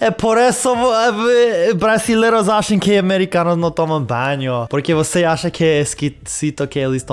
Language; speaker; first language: Portuguese; non-native, fluent; English